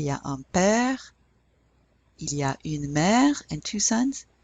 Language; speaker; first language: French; non-native, fluent; English